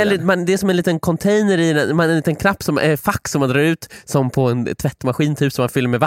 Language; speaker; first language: Swedish; native; Swedish